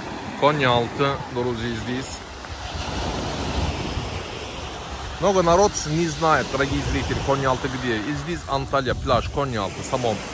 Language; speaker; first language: Russian; non-native, learner; Turkish